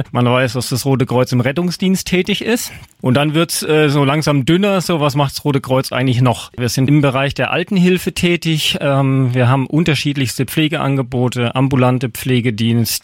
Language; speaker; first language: German; native; German